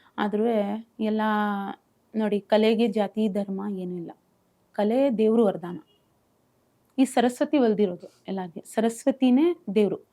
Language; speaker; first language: Kannada; non-native, local second language; Urdu